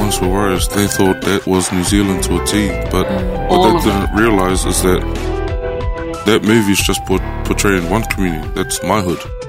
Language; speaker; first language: English; native; English